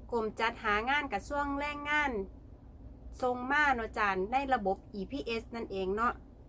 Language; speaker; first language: Thai; native; Thai